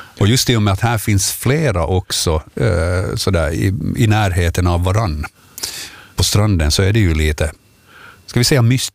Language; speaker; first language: Swedish; native; Swedish